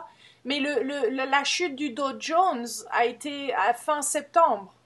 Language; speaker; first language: French; native; French